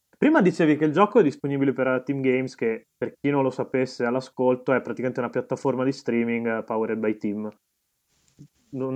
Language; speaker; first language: Italian; native; Italian